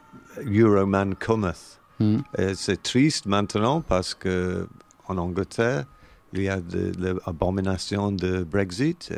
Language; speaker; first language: French; non-native, learner; English